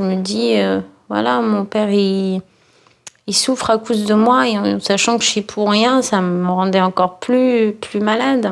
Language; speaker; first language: French; early bilingual, other home language; Tachelhit